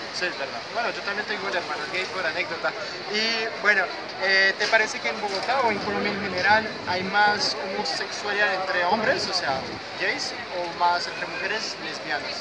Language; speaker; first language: Spanish; non-native, fluent; French